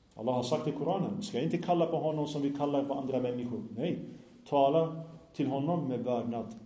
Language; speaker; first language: Swedish; non-native, fluent; Arabic